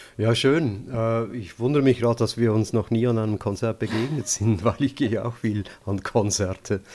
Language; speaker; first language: German; native; German